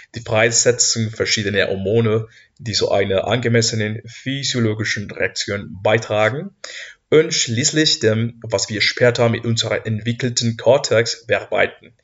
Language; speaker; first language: German; non-native, fluent; Spanish